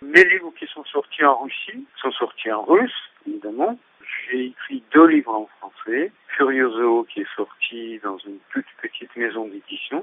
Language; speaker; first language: French; non-native, fluent; Russian